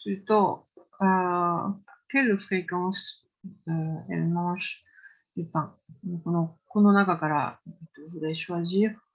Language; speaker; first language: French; non-native, fluent; Japanese